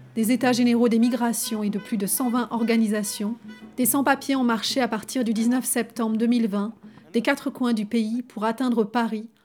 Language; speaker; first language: French; native; French